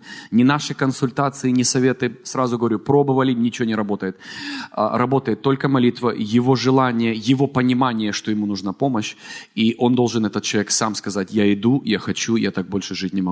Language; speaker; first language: Russian; native; Russian